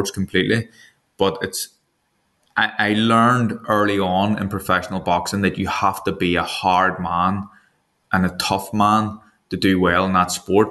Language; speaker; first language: English; native; English